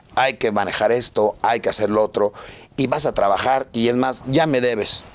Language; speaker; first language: Spanish; native; Spanish